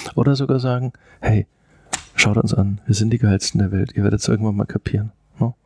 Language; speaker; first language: German; native; German